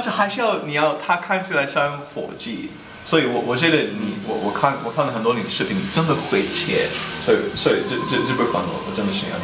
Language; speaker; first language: Chinese; non-native, fluent; English